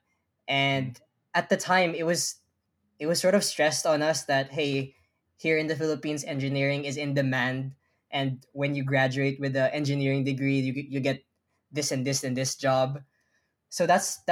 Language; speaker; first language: English; non-native, local second language; Filipino